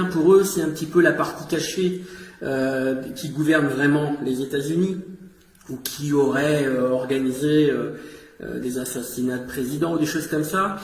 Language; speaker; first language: French; native; French